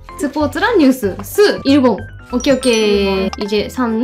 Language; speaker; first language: Korean; non-native, fluent; Japanese